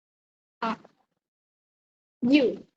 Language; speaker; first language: English; non-native, learner; Vietnamese